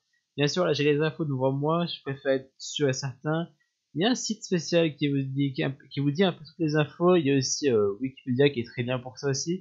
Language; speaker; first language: French; native; French